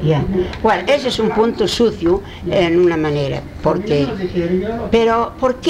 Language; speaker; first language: Spanish; early bilingual, heritage; Spanish